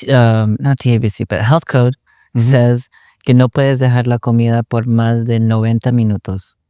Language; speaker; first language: Spanish; early bilingual, other home language; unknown